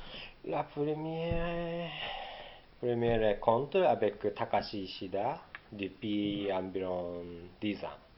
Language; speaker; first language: French; non-native, learner; Japanese